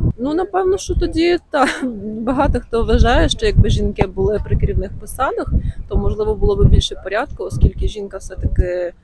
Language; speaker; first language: Ukrainian; native; Ukrainian